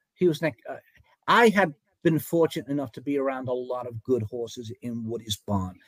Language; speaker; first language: English; native; English